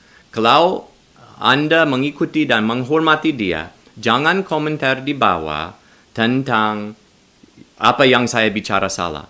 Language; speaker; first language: Indonesian; non-native, learner; English